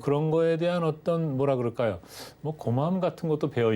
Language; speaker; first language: Korean; native; Korean